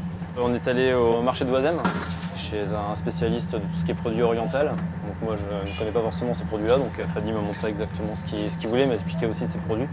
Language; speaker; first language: French; native; French